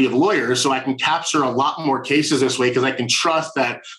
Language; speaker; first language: English; native; English